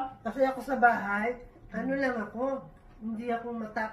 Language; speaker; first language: Filipino; non-native, local second language; Cebuano